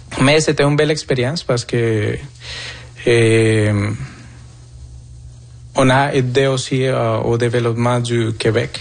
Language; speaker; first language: French; non-native, fluent; Spanish